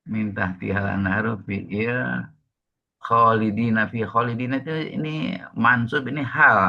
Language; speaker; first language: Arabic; non-native, learner; Indonesian